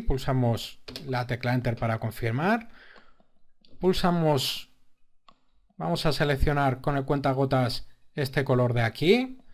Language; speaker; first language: Spanish; native; Spanish